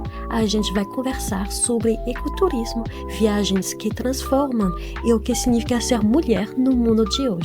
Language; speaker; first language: Portuguese; non-native, fluent; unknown